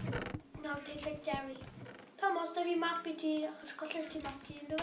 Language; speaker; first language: Welsh; native; Welsh